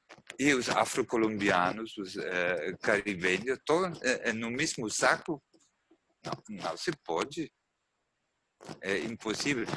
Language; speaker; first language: Portuguese; non-native, learner; German